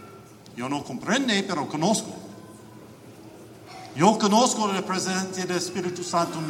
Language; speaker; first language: Spanish; non-native, learner; English